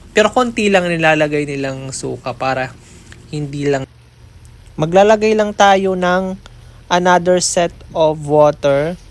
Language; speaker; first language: Filipino; non-native, local second language; Waray